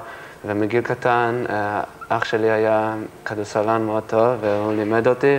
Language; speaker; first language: Hebrew; early bilingual, heritage; English